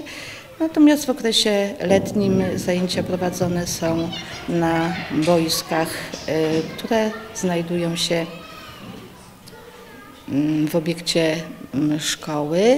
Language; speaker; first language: Polish; native; Polish